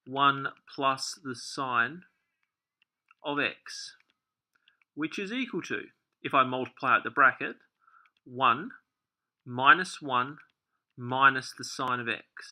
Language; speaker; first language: English; native; English